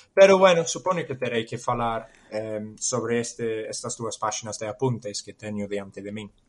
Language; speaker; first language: Galician; non-native, fluent; English